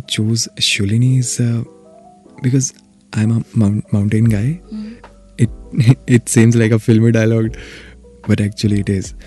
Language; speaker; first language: English; non-native, local second language; Hindi